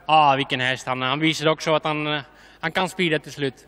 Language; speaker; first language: Swedish; non-native, fluent; Dutch